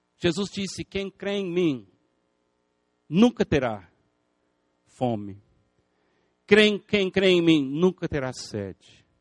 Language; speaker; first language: Portuguese; non-native, fluent; English